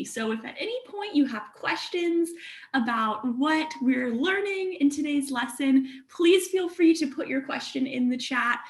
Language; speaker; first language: English; native; English